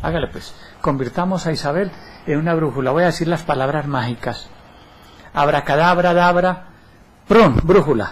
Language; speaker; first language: Spanish; native; Spanish